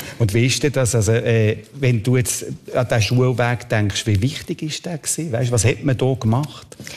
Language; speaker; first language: German; native; German